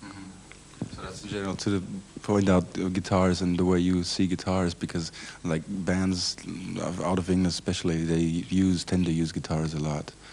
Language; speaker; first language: English; non-native, fluent; German